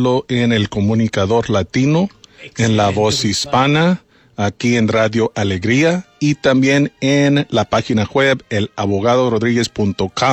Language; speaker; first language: Spanish; early bilingual, heritage; Spanish